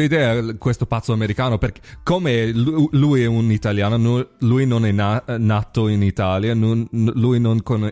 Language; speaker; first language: Italian; non-native, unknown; English